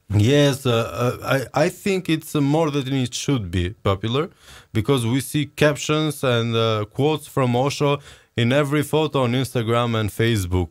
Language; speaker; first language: English; non-native, fluent; Albanian